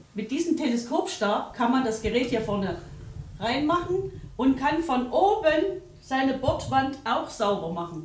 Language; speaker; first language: German; native; German